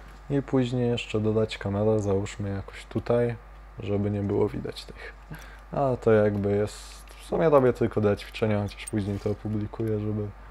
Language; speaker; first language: Polish; native; Polish